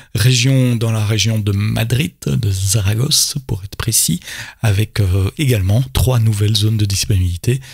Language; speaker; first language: French; native; French